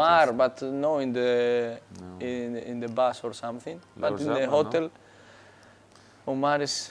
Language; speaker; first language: English; non-native, learner; Spanish